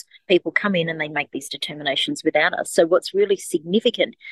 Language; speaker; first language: English; native; English